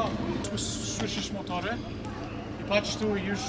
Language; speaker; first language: Polish; non-native, learner; English